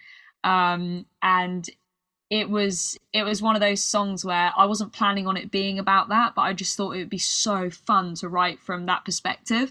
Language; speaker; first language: English; native; English